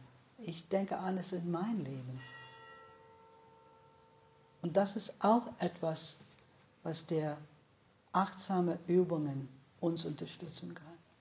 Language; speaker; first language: German; non-native, fluent; English